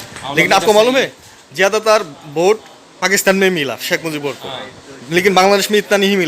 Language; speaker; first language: Hindi; non-native, fluent; Bangla